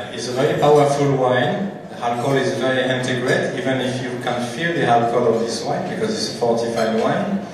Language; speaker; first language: English; non-native, fluent; French